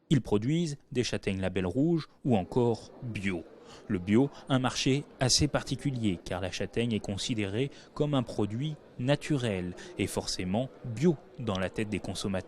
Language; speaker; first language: French; native; French